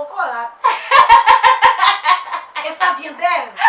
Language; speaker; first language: French; non-native, local second language; Haitian Creole